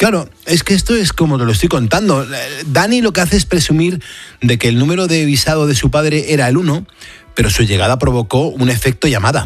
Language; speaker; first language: Spanish; native; Spanish